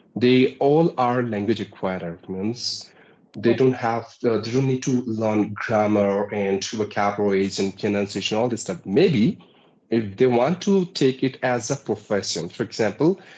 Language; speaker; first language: English; non-native, local second language; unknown